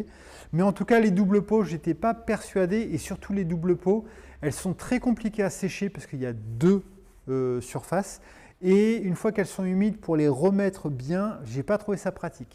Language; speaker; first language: French; native; French